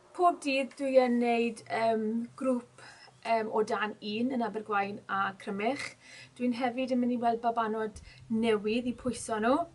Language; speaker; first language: Welsh; native; Welsh